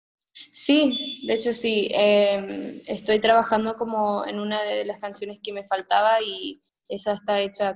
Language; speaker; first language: Spanish; early bilingual, heritage; Spanish